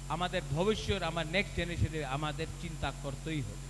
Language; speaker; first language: Bangla; non-native, local second language; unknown